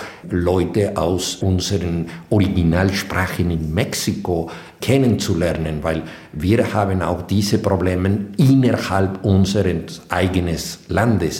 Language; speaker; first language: German; non-native, fluent; Spanish